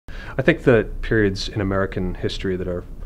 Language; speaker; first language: English; native; English